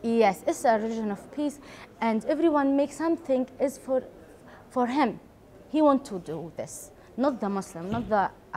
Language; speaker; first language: English; non-native, learner; Arabic